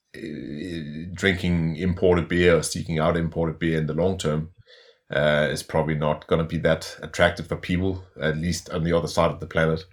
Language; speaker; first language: English; non-native, fluent; Danish